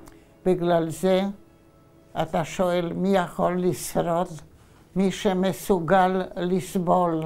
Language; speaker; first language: Hebrew; non-native, fluent; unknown